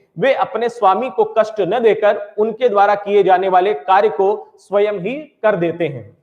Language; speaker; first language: Hindi; native; Hindi